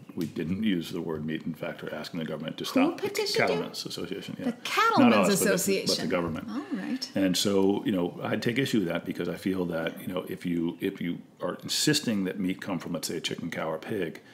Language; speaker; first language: English; native; English